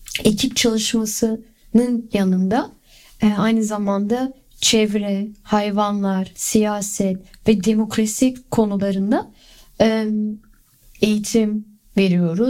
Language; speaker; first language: Turkish; early bilingual, other home language; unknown